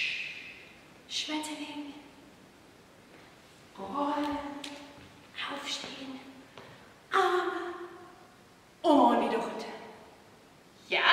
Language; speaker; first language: German; non-native, fluent; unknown